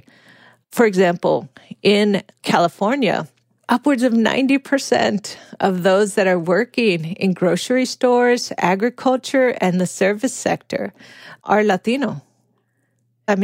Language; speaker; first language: English; native; English